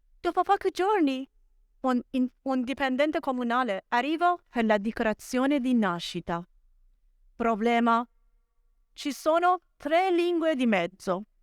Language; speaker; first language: Italian; non-native, fluent; Persian